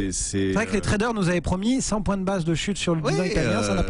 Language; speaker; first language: French; native; French